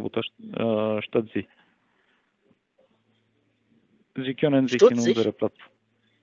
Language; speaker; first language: German; non-native, fluent; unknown